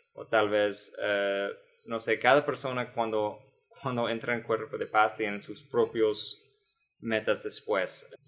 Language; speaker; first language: Spanish; non-native, learner; English